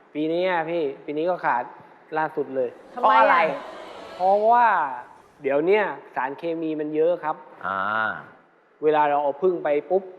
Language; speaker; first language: Thai; native; Thai